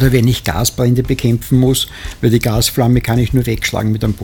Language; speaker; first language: German; native; German